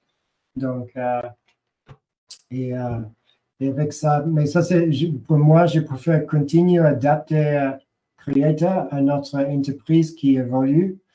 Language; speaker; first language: French; non-native, learner; English